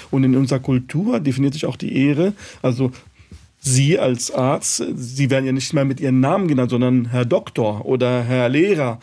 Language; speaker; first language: German; early bilingual, other home language; Arabic